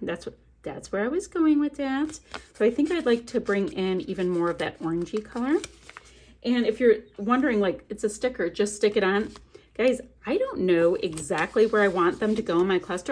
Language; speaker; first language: English; native; English